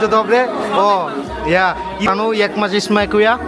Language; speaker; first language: Polish; non-native, learner; Bangla